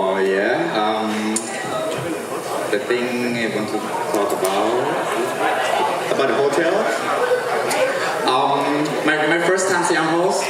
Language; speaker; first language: English; non-native, fluent; Thai